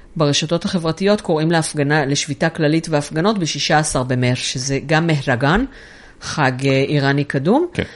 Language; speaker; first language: Hebrew; native; Hebrew